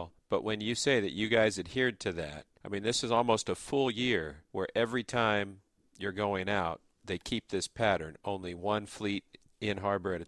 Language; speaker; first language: English; native; English